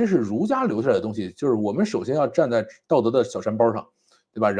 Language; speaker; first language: Chinese; native; Chinese